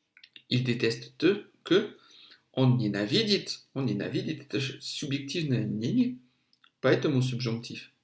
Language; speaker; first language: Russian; non-native, fluent; French